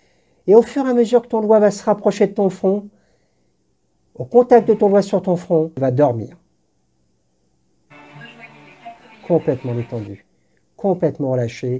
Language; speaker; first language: French; native; French